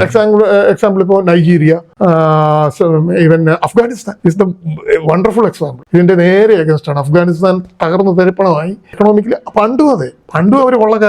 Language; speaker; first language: Malayalam; native; Malayalam